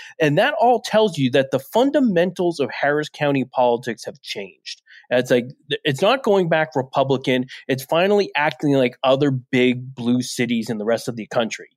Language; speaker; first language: English; native; English